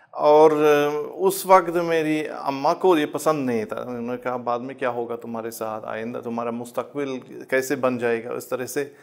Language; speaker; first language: Urdu; non-native, fluent; German